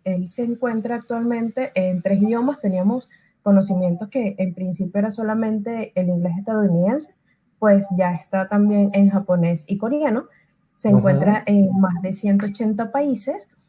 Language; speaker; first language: Spanish; native; Spanish